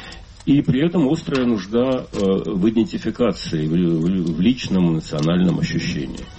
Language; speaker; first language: Russian; native; Russian